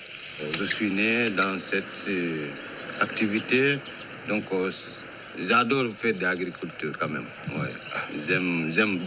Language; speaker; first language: French; non-native, fluent; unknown